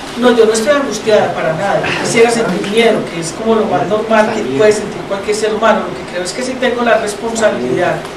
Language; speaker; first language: Spanish; native; Spanish